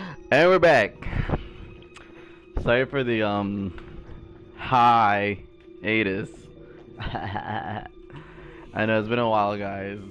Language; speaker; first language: English; native; English